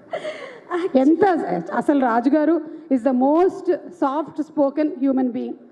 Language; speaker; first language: Telugu; native; Telugu